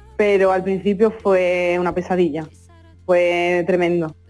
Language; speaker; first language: Spanish; native; Spanish